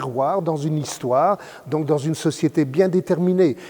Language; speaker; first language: French; native; French